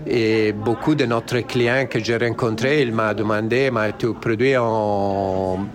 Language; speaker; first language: French; non-native, learner; Italian